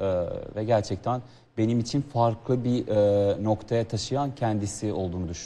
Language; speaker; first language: Turkish; non-native, fluent; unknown